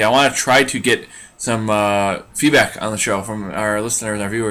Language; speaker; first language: English; native; English